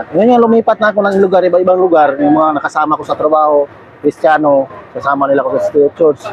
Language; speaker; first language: Filipino; non-native, local second language; Cebuano